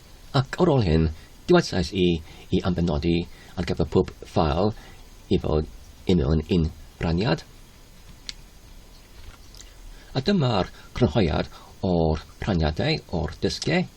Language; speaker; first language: Welsh; non-native, learner; Polish